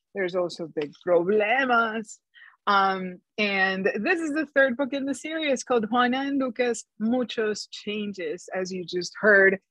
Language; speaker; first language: English; non-native, fluent; Spanish